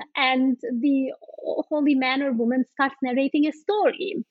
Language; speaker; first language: English; non-native, fluent; Turkish